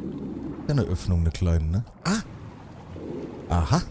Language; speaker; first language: German; native; German